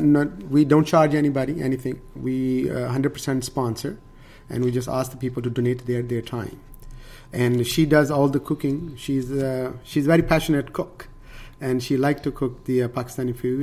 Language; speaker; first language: English; non-native, local second language; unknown